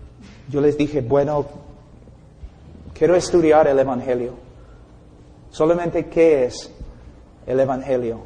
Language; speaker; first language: Spanish; non-native, fluent; English